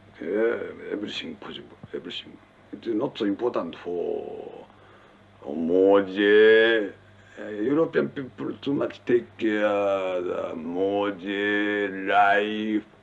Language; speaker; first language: English; non-native, learner; Japanese